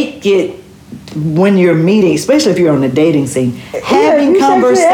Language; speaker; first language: English; native; English